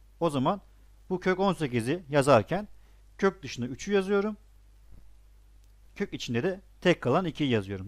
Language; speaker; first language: Turkish; native; Turkish